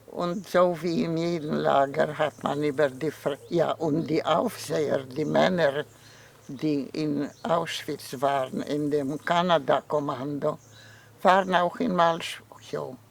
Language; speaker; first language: German; non-native, fluent; Polish